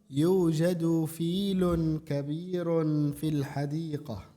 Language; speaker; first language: Arabic; non-native, fluent; Indonesian